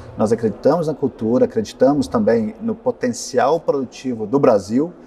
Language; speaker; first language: Portuguese; native; Portuguese